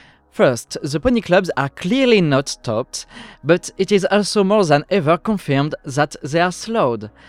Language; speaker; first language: English; non-native, fluent; French